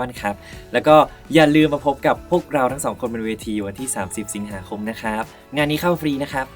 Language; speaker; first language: Thai; native; Thai